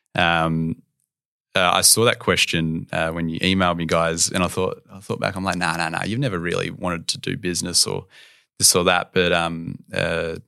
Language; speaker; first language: English; native; English